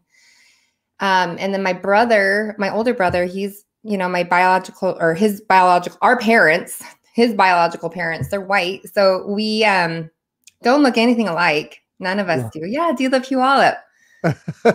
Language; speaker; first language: English; native; English